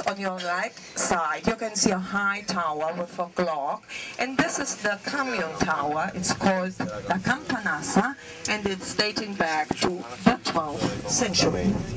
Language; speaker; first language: English; non-native, fluent; Italian